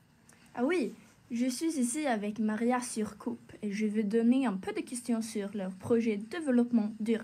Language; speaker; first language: French; non-native, learner; Swedish